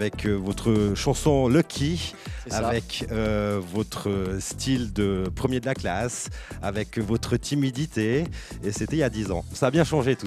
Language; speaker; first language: French; native; French